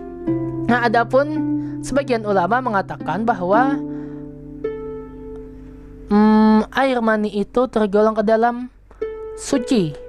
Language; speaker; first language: Indonesian; native; Indonesian